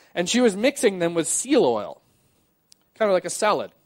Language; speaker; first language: English; native; English